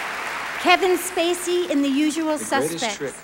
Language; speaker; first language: English; native; English